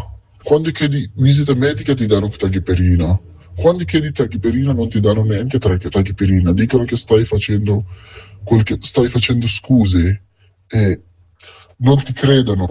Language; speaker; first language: Italian; non-native, fluent; Arabic